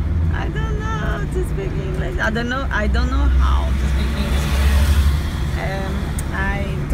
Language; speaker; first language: English; non-native, learner; Portuguese